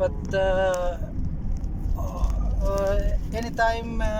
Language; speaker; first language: English; non-native, learner; Filipino